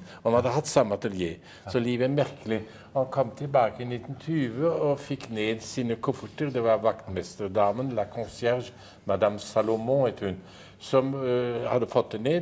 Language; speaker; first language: Norwegian; early bilingual, heritage; Norwegian